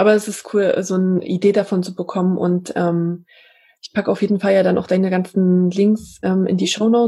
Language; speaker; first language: German; native; German